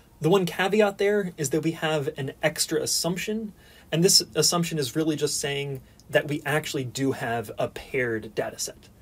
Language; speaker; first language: English; native; English